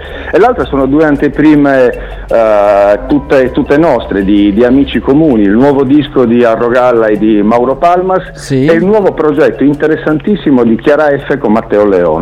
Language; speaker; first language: Italian; native; Italian